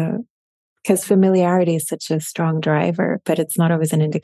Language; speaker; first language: English; non-native, fluent; German